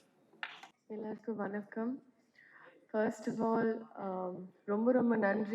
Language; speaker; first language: Tamil; non-native, learner; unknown